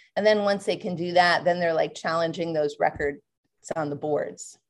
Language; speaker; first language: English; native; English